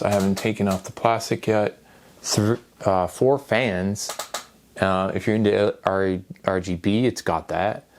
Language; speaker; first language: English; native; English